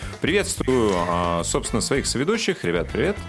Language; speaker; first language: Russian; native; Russian